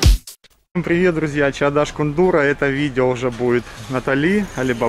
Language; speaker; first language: Russian; native; Russian